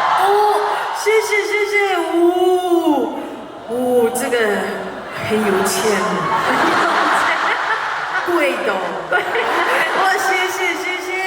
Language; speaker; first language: Chinese; non-native, learner; Korean